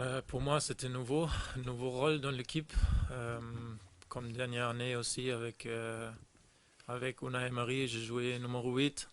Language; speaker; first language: French; non-native, learner; German